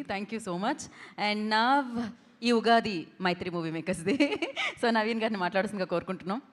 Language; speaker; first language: Telugu; native; Telugu